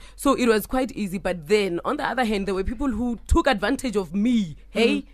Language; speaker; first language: English; non-native, local second language; Northern Sotho